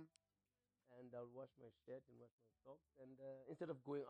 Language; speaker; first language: English; non-native, local second language; Xhosa